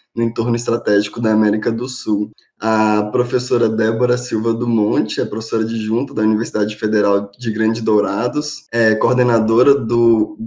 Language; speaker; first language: Portuguese; native; Portuguese